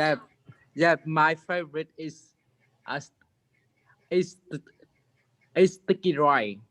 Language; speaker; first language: English; non-native, learner; Vietnamese